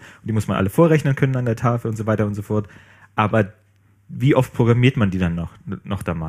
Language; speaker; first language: German; native; German